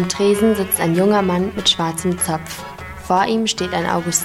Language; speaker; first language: German; native; German